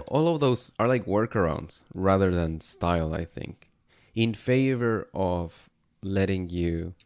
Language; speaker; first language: English; non-native, fluent; Spanish